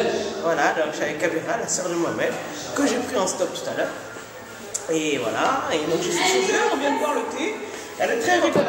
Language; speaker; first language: French; native; French